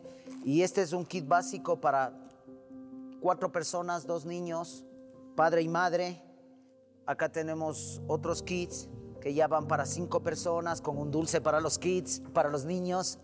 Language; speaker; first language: Spanish; native; Spanish